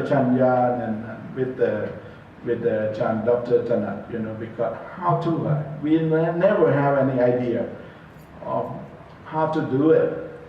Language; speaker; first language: English; non-native, learner; Thai